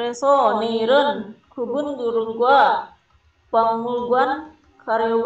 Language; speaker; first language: Korean; non-native, learner; Indonesian